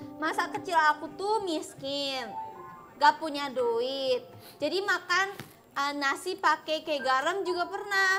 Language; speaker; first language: Indonesian; non-native, fluent; Japanese